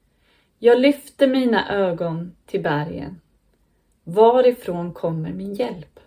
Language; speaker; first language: Swedish; native; Swedish